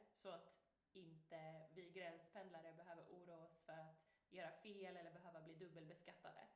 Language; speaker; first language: Swedish; native; Swedish